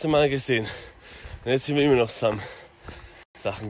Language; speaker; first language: German; native; German